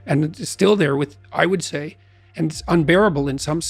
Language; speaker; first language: English; native; English